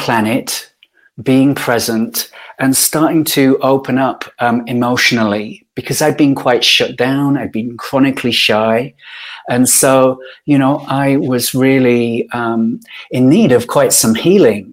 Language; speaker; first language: English; native; English